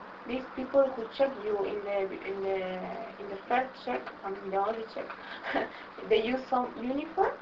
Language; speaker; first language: English; non-native, learner; Spanish